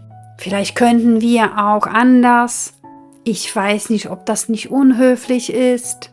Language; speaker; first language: German; non-native, fluent; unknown